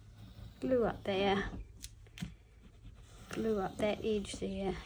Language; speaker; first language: English; native; English